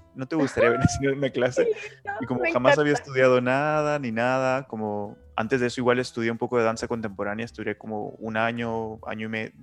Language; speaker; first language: Spanish; native; Spanish